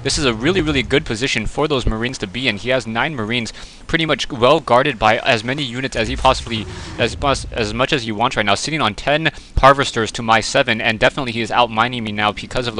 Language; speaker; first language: English; native; English